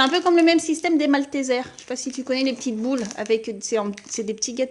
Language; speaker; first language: French; native; French